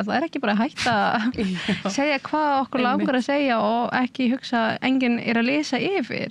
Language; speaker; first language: Icelandic; non-native, learner; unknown